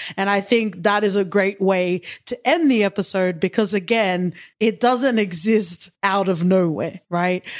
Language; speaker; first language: English; native; English